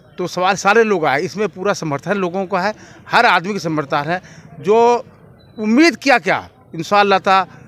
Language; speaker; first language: Hindi; native; Hindi